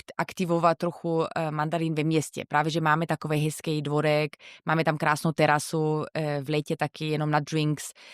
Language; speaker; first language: Czech; non-native, fluent; German